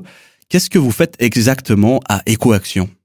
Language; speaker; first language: French; native; French